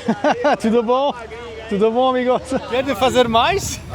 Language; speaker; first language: Portuguese; non-native, learner; French